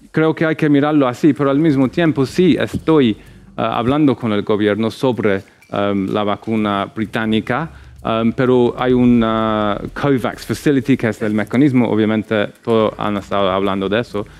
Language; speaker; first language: Spanish; non-native, fluent; English